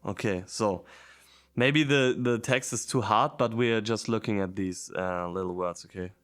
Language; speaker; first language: English; non-native, fluent; German